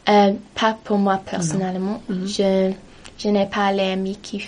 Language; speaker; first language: French; non-native, learner; English